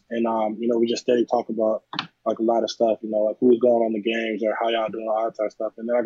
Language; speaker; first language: English; native; English